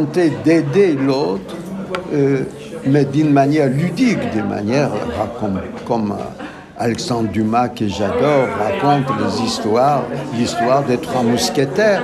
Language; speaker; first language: French; non-native, fluent; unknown